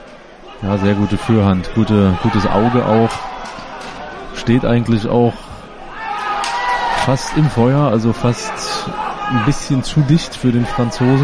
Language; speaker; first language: German; native; German